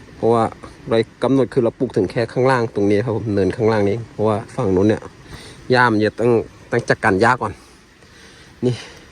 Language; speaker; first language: Thai; non-native, local second language; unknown